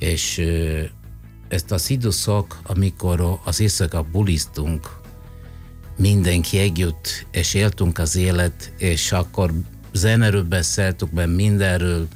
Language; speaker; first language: Hungarian; non-native, learner; Italian